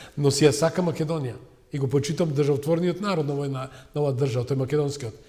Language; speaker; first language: Macedonian; non-native, local second language; Serbian